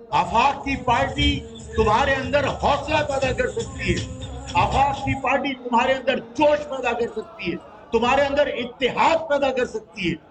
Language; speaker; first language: Urdu; native; Urdu